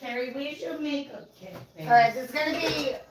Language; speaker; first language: English; native; English